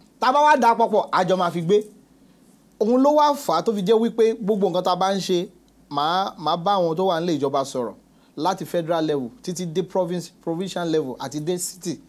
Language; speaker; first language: Yoruba; native; Yoruba